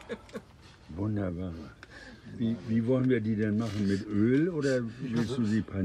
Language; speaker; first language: German; native; German